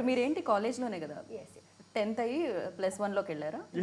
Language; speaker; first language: Telugu; native; Telugu